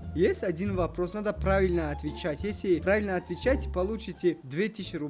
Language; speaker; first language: Russian; non-native, local second language; Tajik